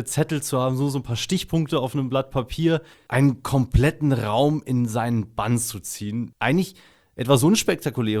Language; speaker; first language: German; native; German